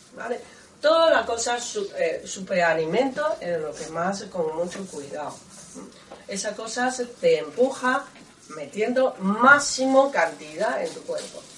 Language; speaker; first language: Spanish; non-native, learner; Chinese